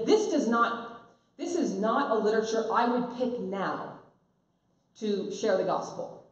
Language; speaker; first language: English; native; English